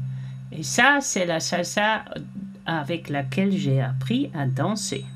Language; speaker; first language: French; non-native, fluent; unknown